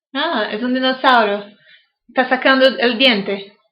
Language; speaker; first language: Spanish; non-native, learner; English